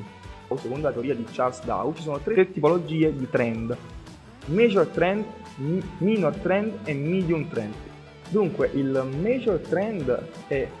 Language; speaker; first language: Italian; native; Italian